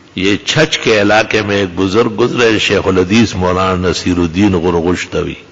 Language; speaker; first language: Urdu; non-native, local second language; Pashto